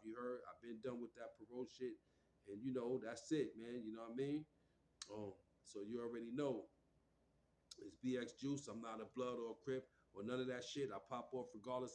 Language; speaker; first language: English; native; English